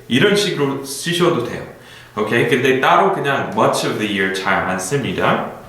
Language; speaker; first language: Korean; non-native, fluent; English